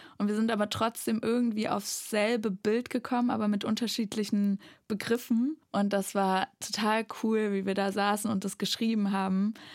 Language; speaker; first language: German; native; German